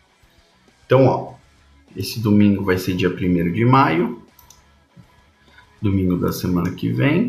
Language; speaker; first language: Portuguese; native; Portuguese